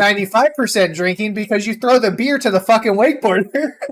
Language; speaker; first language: English; native; English